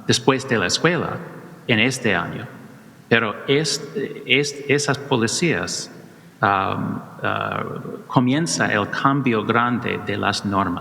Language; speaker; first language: Spanish; non-native, learner; English